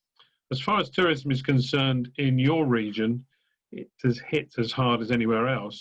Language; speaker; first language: English; native; English